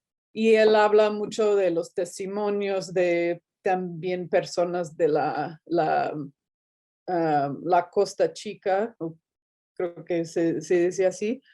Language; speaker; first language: Spanish; non-native, fluent; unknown